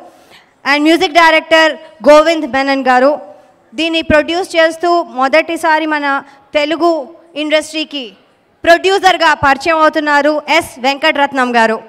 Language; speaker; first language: Telugu; native; Telugu